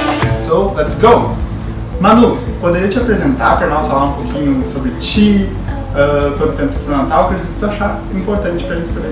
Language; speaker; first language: Portuguese; native; Portuguese